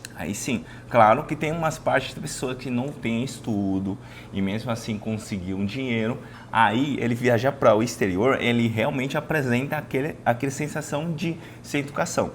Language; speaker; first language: Portuguese; non-native, fluent; Chinese